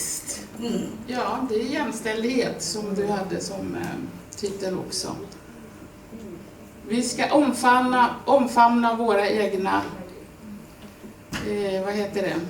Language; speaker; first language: Swedish; non-native, fluent; Swahili